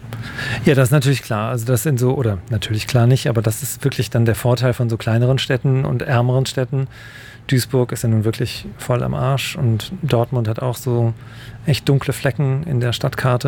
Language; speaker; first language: German; native; German